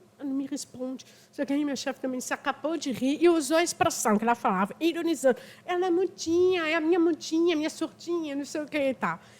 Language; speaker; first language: Portuguese; native; Portuguese